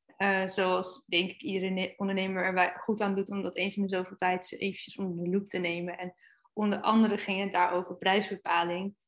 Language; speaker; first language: Dutch; native; Dutch